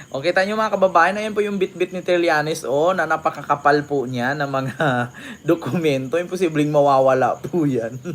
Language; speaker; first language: Filipino; native; Filipino